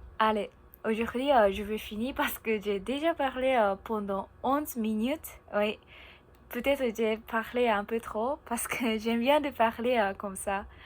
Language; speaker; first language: French; non-native, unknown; Japanese